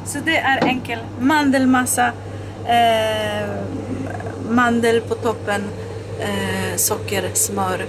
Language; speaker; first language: Swedish; non-native, learner; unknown